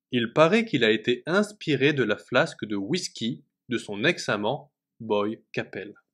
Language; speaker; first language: French; native; French